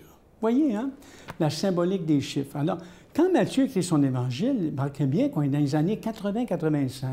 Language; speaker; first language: French; native; French